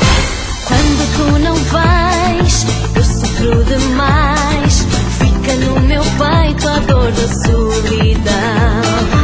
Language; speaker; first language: Portuguese; native; Portuguese